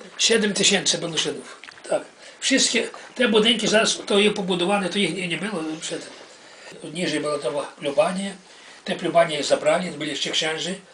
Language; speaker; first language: Polish; early bilingual, heritage; Polish